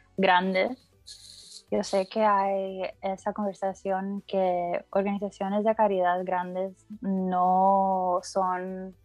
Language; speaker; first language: Spanish; early bilingual, heritage; Spanish